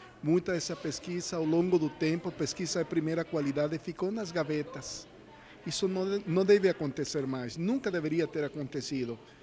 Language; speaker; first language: Portuguese; non-native, fluent; Spanish